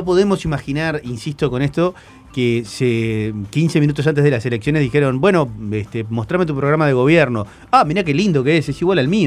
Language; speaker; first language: Spanish; native; Spanish